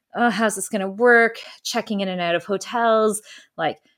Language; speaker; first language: English; early bilingual, other home language; German